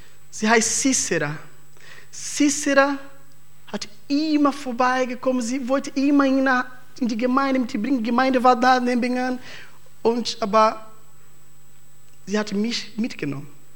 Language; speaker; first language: German; non-native, fluent; Portuguese